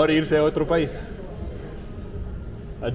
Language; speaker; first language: Spanish; non-native, learner; Danish